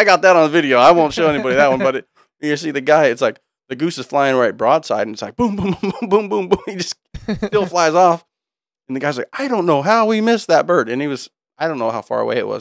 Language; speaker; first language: English; native; English